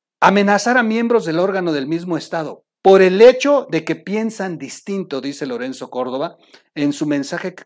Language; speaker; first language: Spanish; native; Spanish